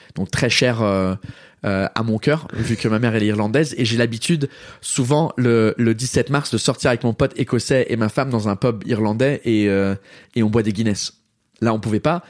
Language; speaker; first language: French; early bilingual, heritage; English